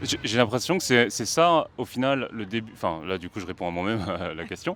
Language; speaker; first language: French; native; French